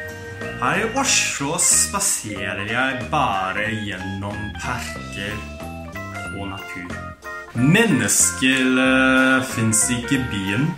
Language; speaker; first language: Norwegian; non-native, fluent; Japanese